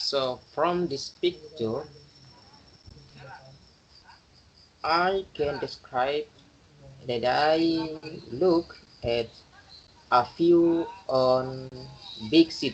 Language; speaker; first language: English; non-native, learner; Indonesian